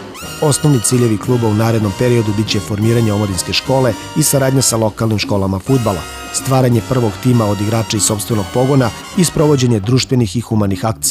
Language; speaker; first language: Serbian; native; Serbian